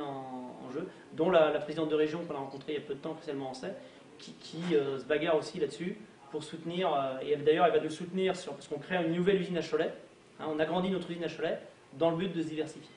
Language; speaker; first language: French; native; French